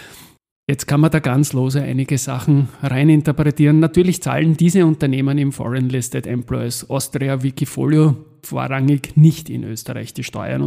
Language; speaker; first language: German; native; German